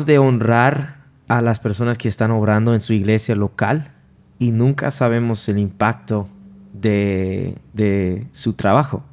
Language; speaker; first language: Spanish; non-native, fluent; English